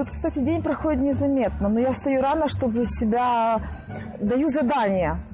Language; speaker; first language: Russian; native; Russian